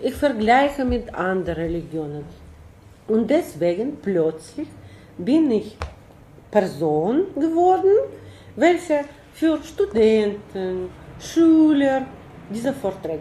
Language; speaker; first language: German; non-native, learner; Russian